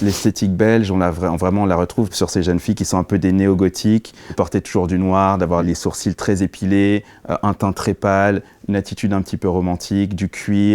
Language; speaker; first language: French; native; French